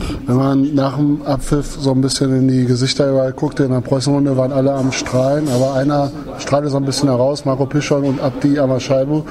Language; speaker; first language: German; native; German